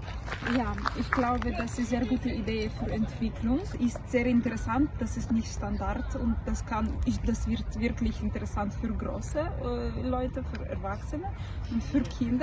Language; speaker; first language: German; non-native, learner; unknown